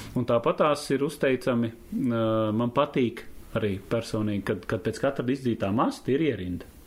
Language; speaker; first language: Latvian; native; Latvian